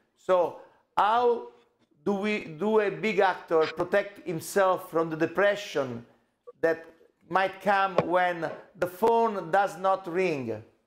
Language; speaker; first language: English; non-native, fluent; Italian